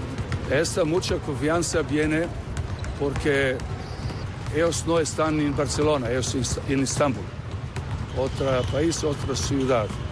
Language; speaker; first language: Spanish; non-native, learner; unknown